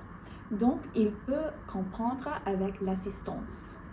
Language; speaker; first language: French; non-native, learner; English